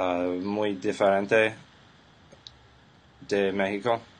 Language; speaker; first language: Spanish; non-native, learner; English